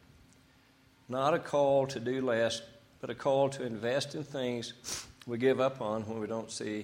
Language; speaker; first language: English; native; English